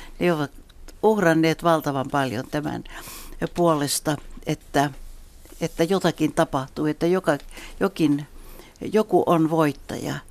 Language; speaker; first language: Finnish; non-native, local second language; Swedish